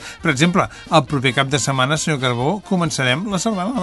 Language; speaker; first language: Catalan; native; Catalan